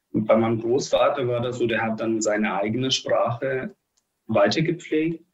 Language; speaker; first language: German; early bilingual, other home language; Russian